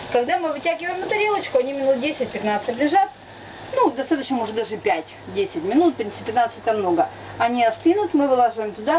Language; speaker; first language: Russian; native; Russian